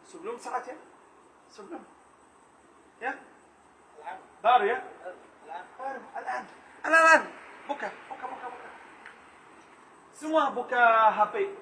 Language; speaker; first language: Indonesian; non-native, learner; Arabic